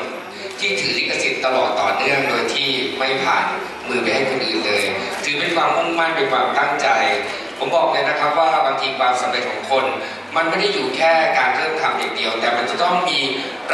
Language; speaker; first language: Thai; native; Thai